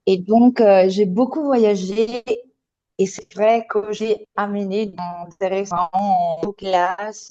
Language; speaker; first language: French; non-native, fluent; Italian